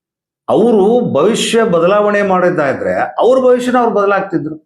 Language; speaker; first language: Kannada; native; Kannada